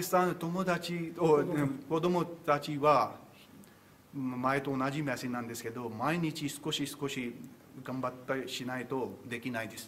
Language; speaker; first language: Japanese; non-native, learner; Urdu